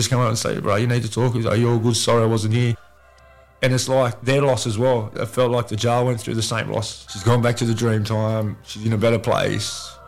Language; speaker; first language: English; native; English